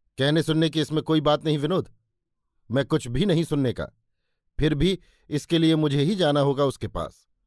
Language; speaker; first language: Hindi; native; Hindi